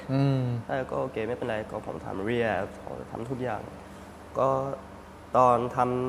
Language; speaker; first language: Thai; early bilingual, heritage; Thai